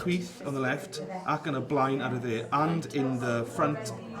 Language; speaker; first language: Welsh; non-native, learner; English